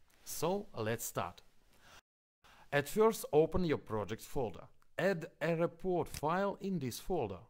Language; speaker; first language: English; non-native, fluent; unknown